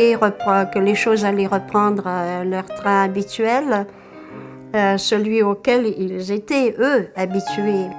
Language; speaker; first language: French; early bilingual, other home language; Russian